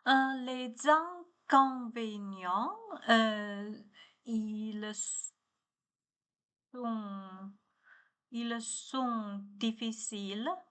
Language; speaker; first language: French; non-native, learner; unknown